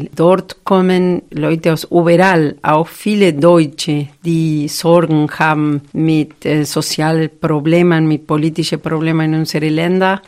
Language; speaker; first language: German; non-native, fluent; Spanish